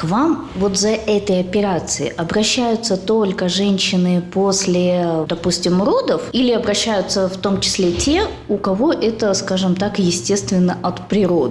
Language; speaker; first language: Russian; native; Russian